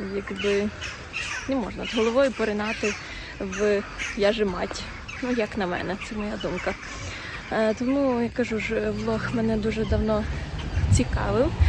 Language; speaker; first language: Ukrainian; non-native, local second language; Russian